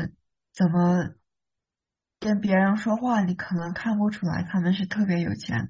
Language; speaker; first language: Chinese; early bilingual, heritage; Chinese